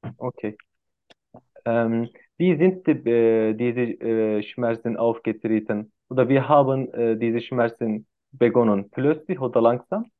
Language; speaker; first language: German; non-native, learner; Turkish